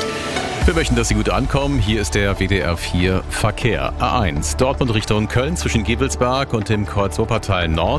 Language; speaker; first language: German; native; German